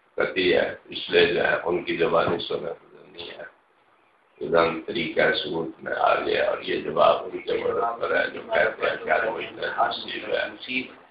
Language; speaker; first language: Urdu; non-native, local second language; Punjabi